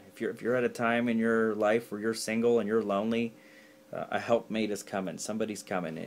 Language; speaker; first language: English; native; English